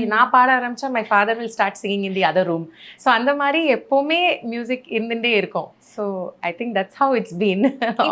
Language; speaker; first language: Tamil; non-native, fluent; Malayalam